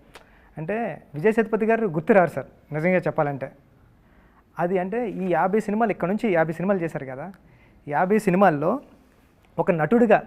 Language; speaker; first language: Telugu; native; Telugu